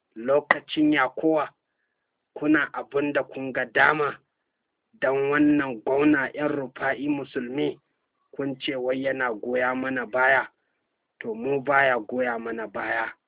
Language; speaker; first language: Hausa; non-native, local second language; Fula